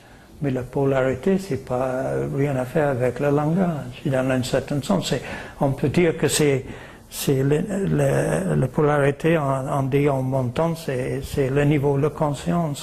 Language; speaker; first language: French; non-native, fluent; English